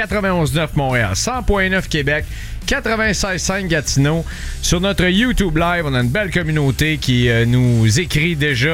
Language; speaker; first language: French; native; French